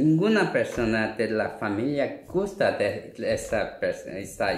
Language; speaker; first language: Spanish; non-native, learner; Korean